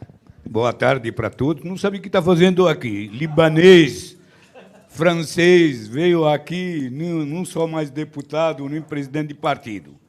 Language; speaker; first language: Portuguese; non-native, fluent; Arabic